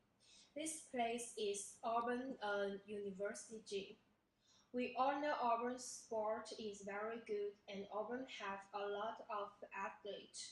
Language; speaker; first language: English; non-native, learner; Chinese